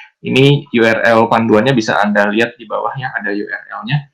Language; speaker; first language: Indonesian; native; Indonesian